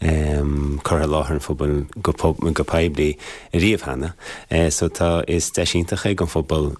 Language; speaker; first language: Irish; native; Irish